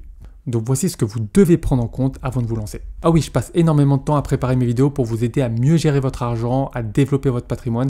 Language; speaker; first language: French; native; French